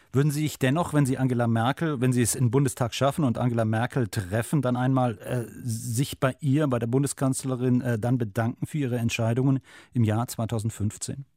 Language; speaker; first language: German; native; German